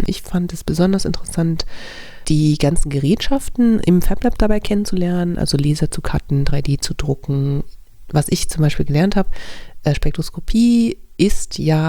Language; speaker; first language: German; native; German